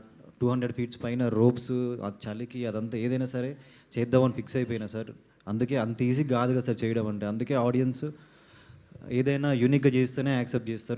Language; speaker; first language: Telugu; native; Telugu